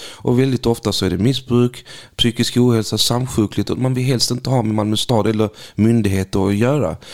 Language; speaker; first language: Swedish; early bilingual, other home language; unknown